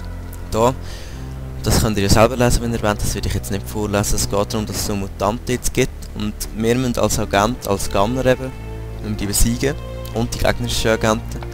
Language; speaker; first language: German; native; German